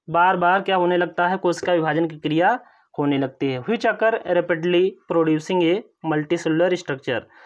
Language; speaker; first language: Hindi; native; Hindi